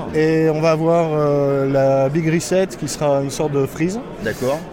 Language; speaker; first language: French; native; French